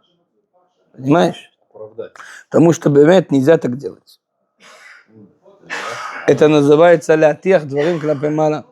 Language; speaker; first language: Russian; non-native, fluent; Hebrew